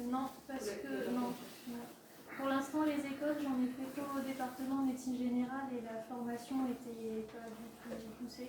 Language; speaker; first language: French; native; French